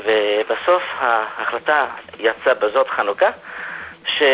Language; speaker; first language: Hebrew; non-native, fluent; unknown